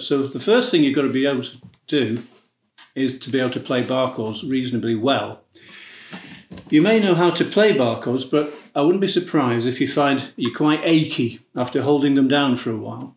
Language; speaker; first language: English; native; English